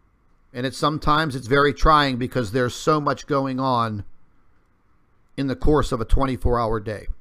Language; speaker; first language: English; native; English